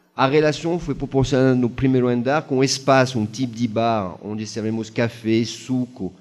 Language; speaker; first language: Portuguese; non-native, fluent; French